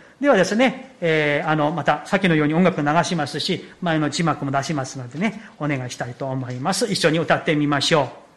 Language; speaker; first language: Japanese; non-native, fluent; Korean